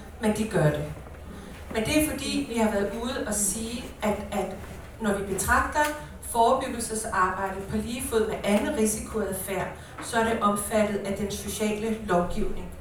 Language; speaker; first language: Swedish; non-native, learner; Danish